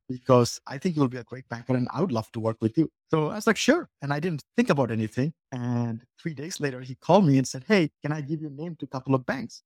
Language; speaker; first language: English; non-native, local second language; Bangla